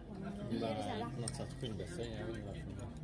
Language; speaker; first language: Swedish; non-native, learner; Thai